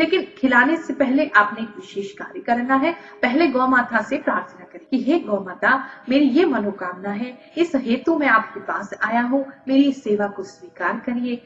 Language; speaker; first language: Hindi; native; Hindi